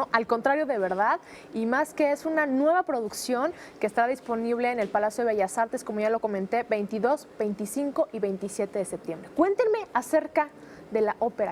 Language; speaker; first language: Spanish; native; Spanish